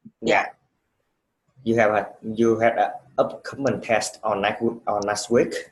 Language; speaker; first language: English; non-native, fluent; Vietnamese